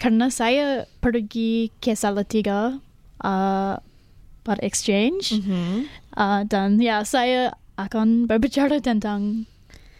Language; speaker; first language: Indonesian; non-native, learner; English